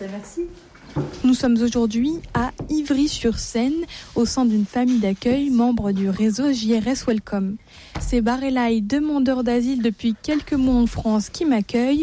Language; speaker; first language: French; native; French